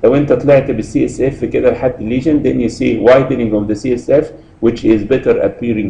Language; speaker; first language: Arabic; native; Arabic